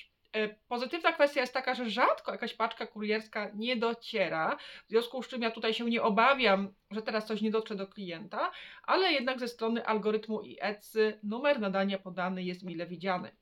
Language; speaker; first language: Polish; native; Polish